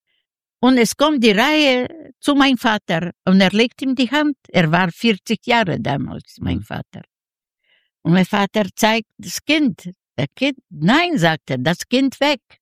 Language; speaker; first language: German; non-native, fluent; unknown